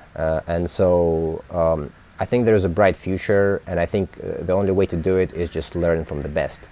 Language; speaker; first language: English; native; English